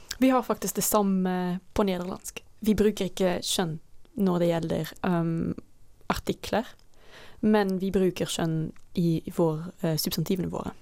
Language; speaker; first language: Norwegian; non-native, fluent; Dutch